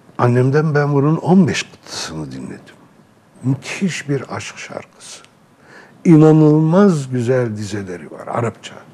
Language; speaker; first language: Turkish; non-native, local second language; Arabic